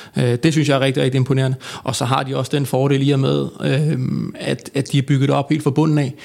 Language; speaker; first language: Danish; native; Danish